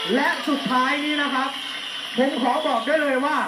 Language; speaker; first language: Thai; native; Thai